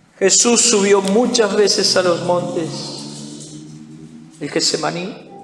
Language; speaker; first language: Spanish; native; Spanish